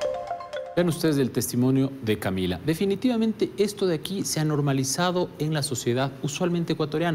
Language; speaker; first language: Spanish; native; Spanish